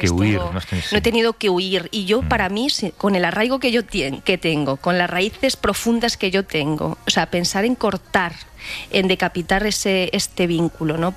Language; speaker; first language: Spanish; native; Spanish